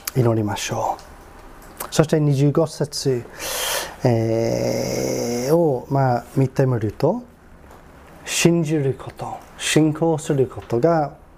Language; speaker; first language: Japanese; non-native, fluent; English